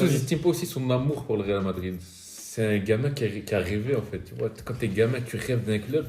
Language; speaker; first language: French; native; French